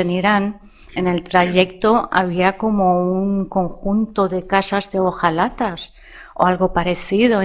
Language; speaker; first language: Spanish; non-native, fluent; Persian